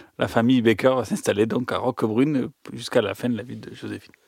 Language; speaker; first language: French; native; French